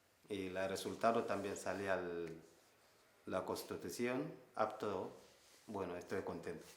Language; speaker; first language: Spanish; non-native, learner; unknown